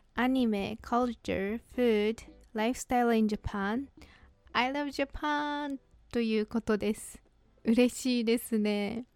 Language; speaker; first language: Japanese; native; Japanese